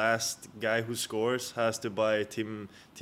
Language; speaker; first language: English; non-native, fluent; Swedish